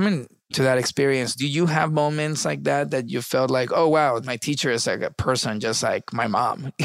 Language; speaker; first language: English; early bilingual, other home language; Spanish